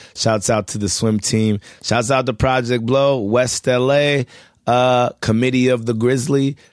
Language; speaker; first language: English; native; English